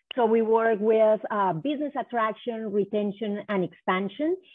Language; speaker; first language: English; non-native, fluent; Spanish